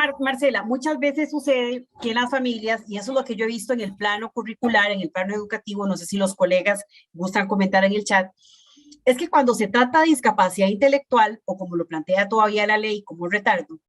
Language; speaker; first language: Spanish; native; Spanish